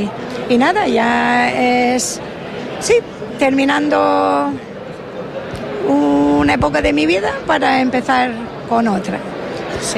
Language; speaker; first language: Spanish; non-native, fluent; English